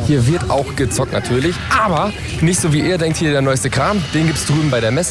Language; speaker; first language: German; native; German